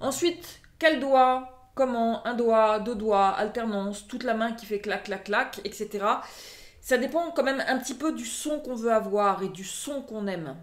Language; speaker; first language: French; native; French